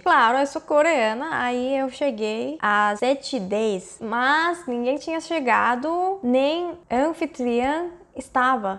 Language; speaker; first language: Portuguese; non-native, fluent; Korean